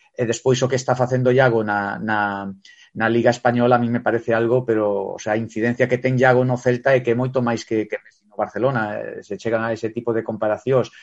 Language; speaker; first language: Galician; non-native, local second language; Spanish